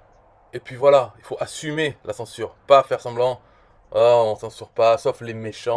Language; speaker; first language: French; native; French